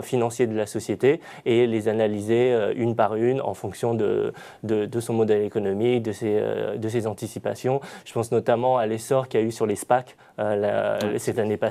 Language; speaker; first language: French; native; French